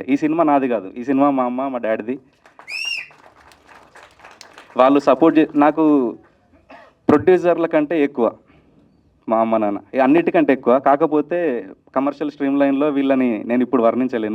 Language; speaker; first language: Telugu; native; Telugu